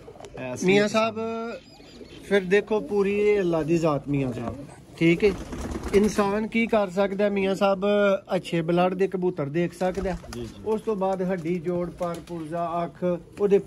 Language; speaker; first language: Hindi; non-native, local second language; Punjabi